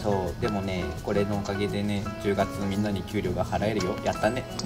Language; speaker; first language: Japanese; native; Japanese